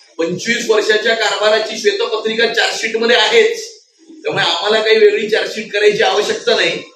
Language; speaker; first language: Marathi; native; Marathi